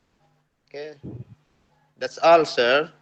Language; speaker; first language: English; non-native, learner; Indonesian